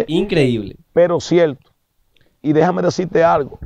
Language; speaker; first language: Spanish; native; Spanish